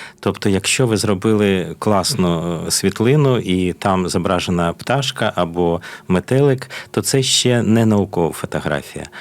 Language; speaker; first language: Ukrainian; native; Ukrainian